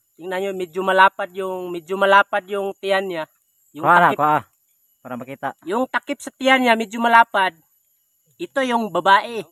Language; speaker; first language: Filipino; non-native, local second language; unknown